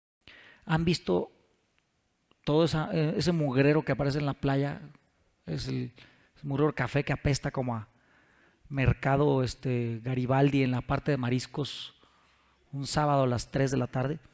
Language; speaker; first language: Spanish; native; Spanish